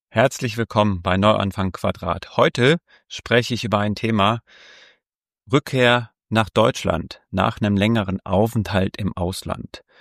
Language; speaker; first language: German; native; German